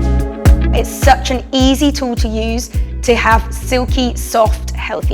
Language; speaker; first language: English; native; English